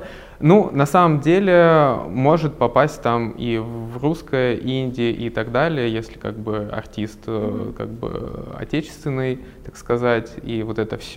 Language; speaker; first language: Russian; native; Russian